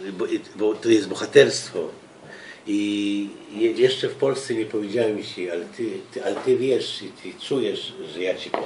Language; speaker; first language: Polish; early bilingual, heritage; Hebrew